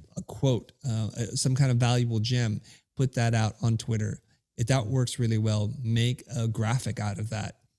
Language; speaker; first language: English; early bilingual, other home language; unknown